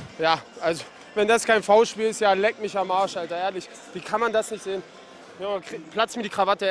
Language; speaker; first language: German; native; German